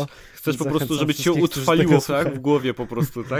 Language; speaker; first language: Polish; native; Polish